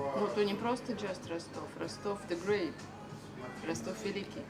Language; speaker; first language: Russian; native; Russian